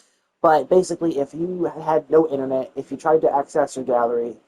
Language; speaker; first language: English; native; English